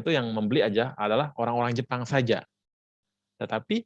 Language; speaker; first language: Indonesian; native; Indonesian